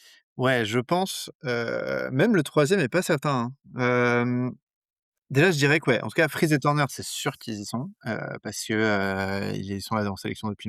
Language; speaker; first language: French; native; French